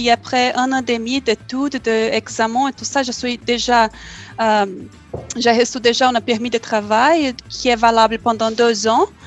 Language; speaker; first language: French; non-native, fluent; Portuguese